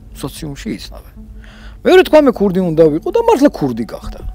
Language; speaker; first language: Georgian; non-native, local second language; Russian